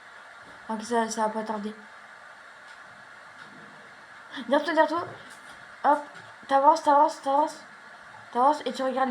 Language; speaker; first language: French; native; French